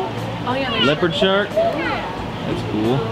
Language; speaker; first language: English; native; English